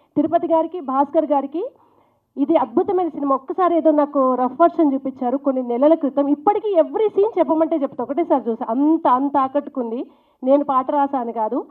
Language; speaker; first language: Telugu; native; Telugu